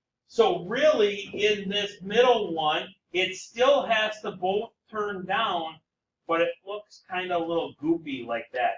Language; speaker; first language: English; native; English